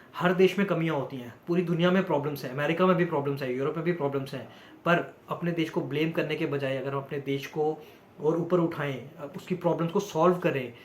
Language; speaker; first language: Hindi; native; Hindi